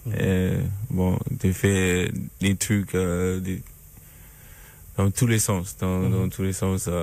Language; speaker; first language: French; non-native, learner; English